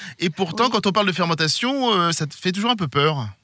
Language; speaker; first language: French; native; French